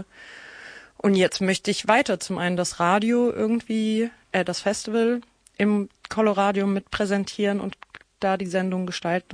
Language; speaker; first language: German; native; German